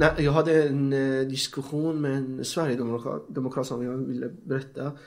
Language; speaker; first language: Swedish; non-native, fluent; Persian